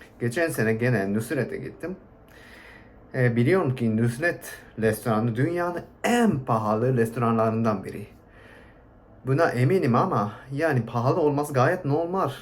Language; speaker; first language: Turkish; non-native, fluent; Japanese